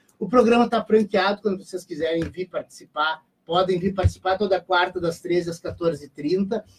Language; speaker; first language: Portuguese; native; Portuguese